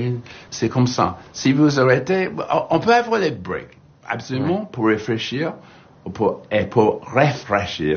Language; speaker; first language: French; non-native, learner; English